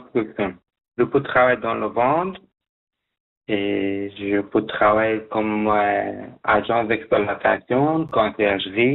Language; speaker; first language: French; non-native, fluent; Persian